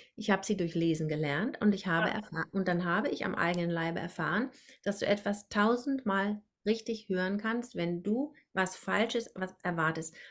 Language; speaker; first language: German; native; German